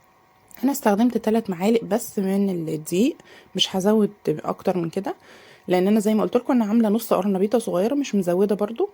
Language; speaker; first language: Arabic; native; Arabic